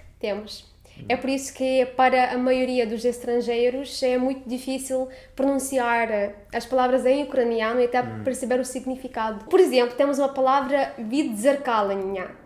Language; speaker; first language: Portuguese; non-native, fluent; Ukrainian